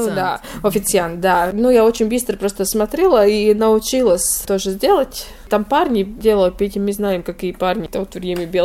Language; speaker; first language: Russian; non-native, local second language; Latvian